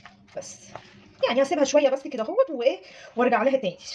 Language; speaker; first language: Arabic; native; Arabic